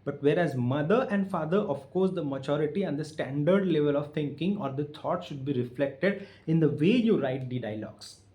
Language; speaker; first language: English; non-native, local second language; Marathi